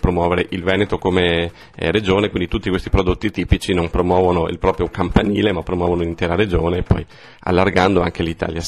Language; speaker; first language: Italian; native; Italian